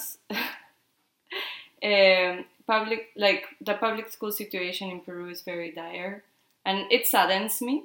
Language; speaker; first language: English; non-native, fluent; Spanish